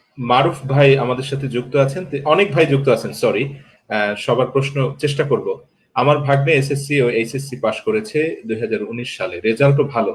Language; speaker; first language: Bangla; native; Bangla